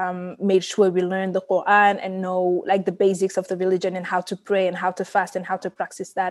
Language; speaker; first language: English; non-native, fluent; Wolof